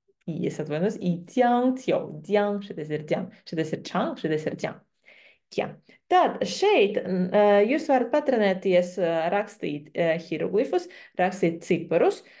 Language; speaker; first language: Latvian; non-native, fluent; Chinese